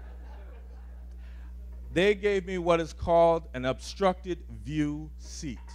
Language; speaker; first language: English; native; English